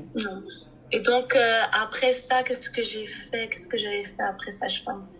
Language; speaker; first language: French; native; French